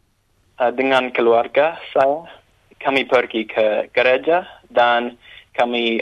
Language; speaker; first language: Indonesian; non-native, learner; English